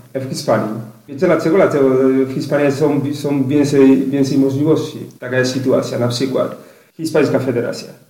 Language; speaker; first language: Polish; non-native, learner; Spanish